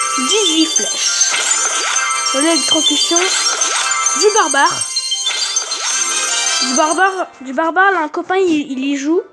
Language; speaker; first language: French; native; French